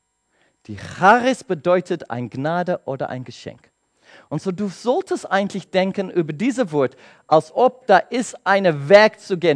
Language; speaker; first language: German; non-native, learner; English